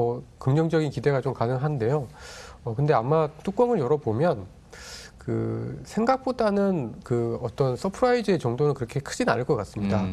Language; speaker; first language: Korean; native; Korean